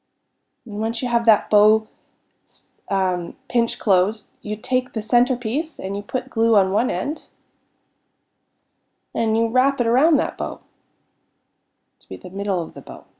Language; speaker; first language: English; native; English